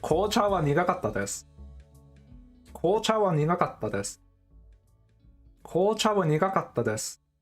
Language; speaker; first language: Japanese; non-native, learner; English